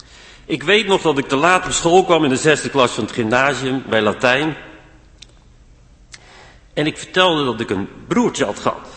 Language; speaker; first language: Dutch; native; Dutch